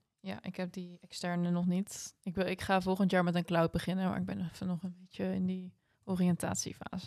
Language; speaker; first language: Dutch; native; Dutch